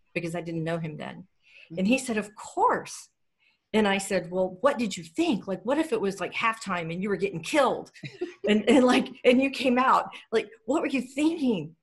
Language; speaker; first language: English; native; English